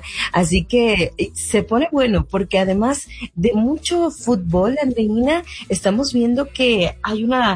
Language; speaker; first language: Spanish; native; Spanish